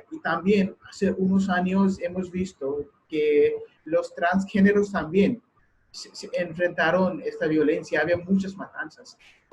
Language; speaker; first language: Spanish; non-native, learner; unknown